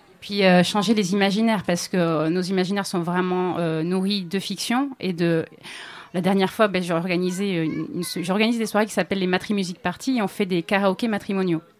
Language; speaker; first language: French; native; French